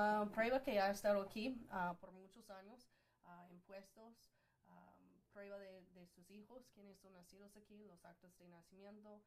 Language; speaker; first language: Spanish; non-native, fluent; English